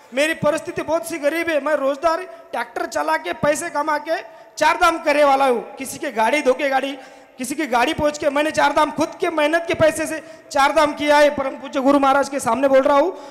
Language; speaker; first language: Hindi; non-native, local second language; Marathi